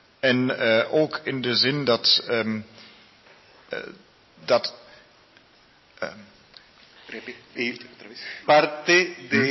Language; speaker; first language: Dutch; non-native, learner; Spanish